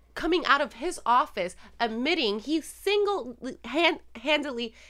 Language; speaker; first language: English; non-native, fluent; Spanish